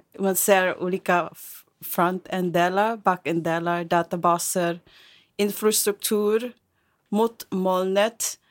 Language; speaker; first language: Swedish; non-native, fluent; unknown